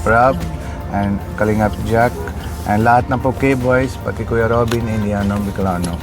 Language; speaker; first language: Filipino; non-native, learner; Punjabi